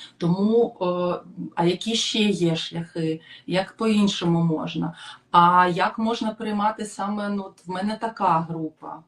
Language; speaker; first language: Ukrainian; non-native, local second language; Russian